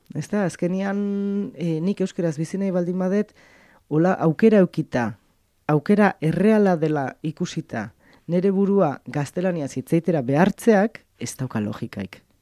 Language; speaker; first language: Basque; native; Basque